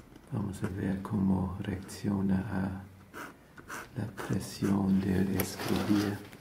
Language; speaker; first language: Spanish; non-native, learner; German